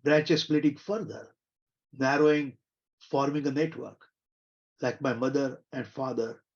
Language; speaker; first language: English; non-native, local second language; Marathi